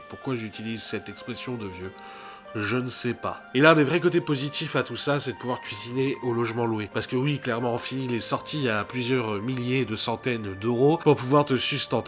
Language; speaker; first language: French; native; French